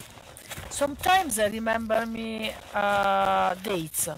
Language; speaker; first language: English; non-native, learner; Hungarian